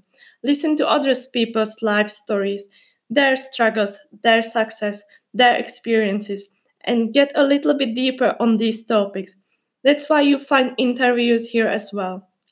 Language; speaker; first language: English; non-native, fluent; Czech